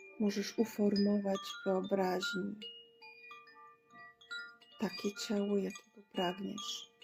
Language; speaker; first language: Polish; native; Polish